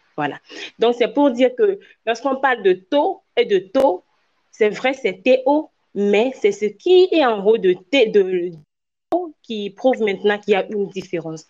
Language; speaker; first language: French; non-native, local second language; Ewe